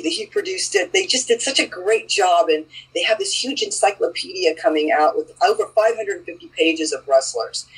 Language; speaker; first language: English; native; English